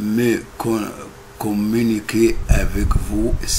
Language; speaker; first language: French; non-native, fluent; Arabic